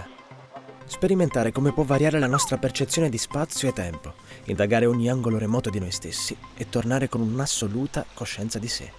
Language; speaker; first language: Italian; native; Italian